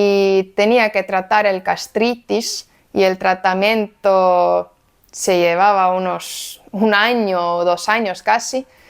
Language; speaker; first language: Spanish; non-native, fluent; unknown